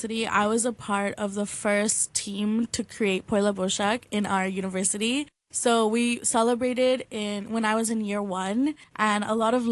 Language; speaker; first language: English; non-native, local second language; Bangla